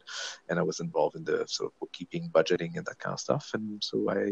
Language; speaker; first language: English; non-native, fluent; French